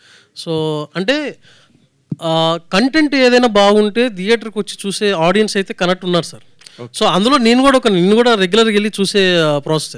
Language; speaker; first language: Telugu; native; Telugu